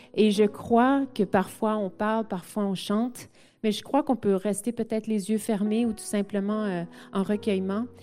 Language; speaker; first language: French; native; French